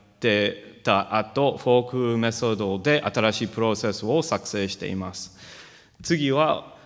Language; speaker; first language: Japanese; non-native, fluent; English